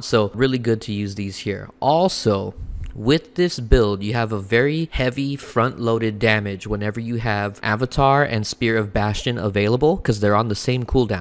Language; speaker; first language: English; native; English